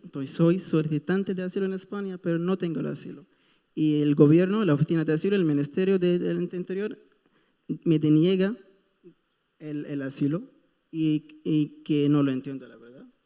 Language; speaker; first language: Spanish; non-native, fluent; Arabic